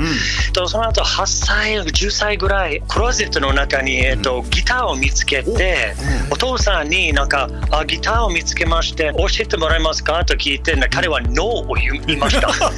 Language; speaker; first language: Japanese; non-native, learner; English